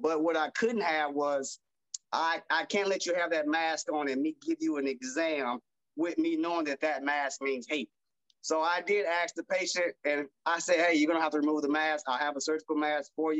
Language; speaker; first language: English; native; English